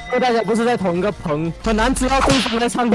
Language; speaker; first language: Chinese; native; Chinese